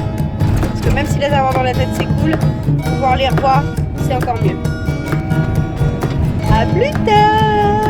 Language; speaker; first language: French; native; French